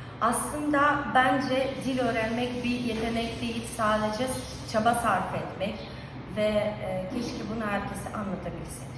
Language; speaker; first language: Turkish; non-native, fluent; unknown